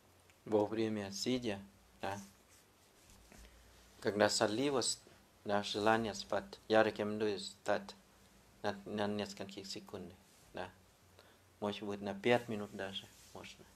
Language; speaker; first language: Russian; non-native, learner; Thai